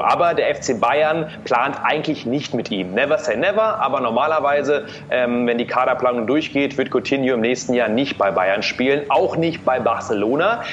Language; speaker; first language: German; native; German